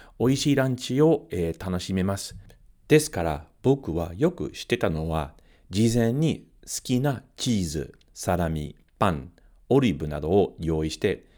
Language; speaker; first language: Japanese; non-native, fluent; English